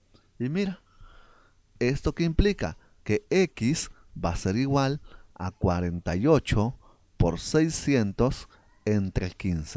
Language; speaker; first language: Spanish; native; Spanish